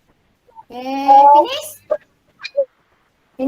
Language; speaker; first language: English; non-native, learner; Indonesian